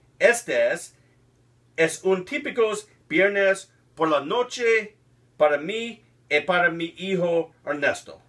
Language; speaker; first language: Spanish; non-native, learner; English